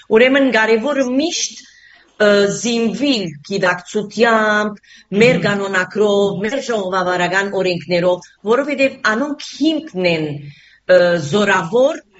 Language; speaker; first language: Armenian; early bilingual, heritage; Armenian